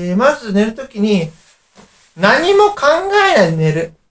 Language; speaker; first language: Japanese; native; Japanese